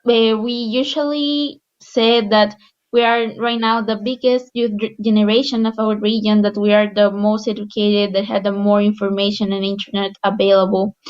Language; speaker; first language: English; non-native, fluent; Spanish